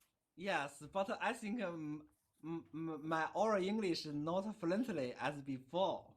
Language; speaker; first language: English; non-native, learner; Chinese